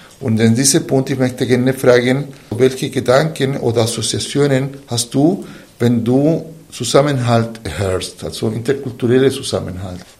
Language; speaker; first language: German; non-native, fluent; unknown